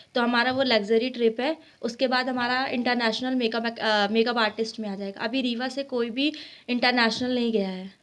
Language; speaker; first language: Hindi; native; Hindi